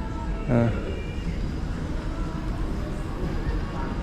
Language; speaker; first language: Spanish; native; Spanish